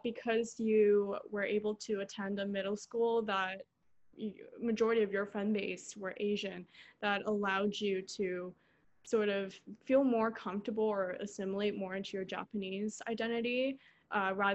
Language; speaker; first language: English; early bilingual, other home language; Korean